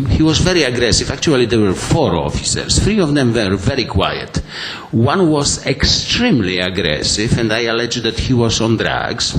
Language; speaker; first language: English; non-native, fluent; Polish